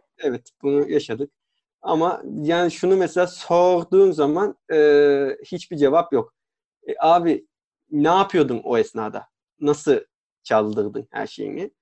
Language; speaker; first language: Turkish; native; Turkish